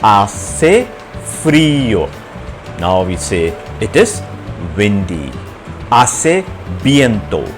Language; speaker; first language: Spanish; non-native, fluent; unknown